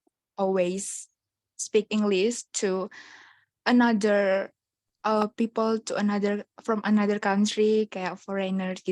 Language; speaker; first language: English; non-native, learner; Indonesian